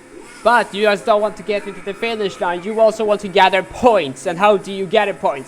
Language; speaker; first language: English; non-native, fluent; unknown